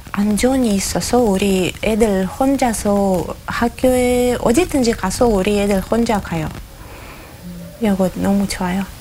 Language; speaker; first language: Korean; non-native, learner; Russian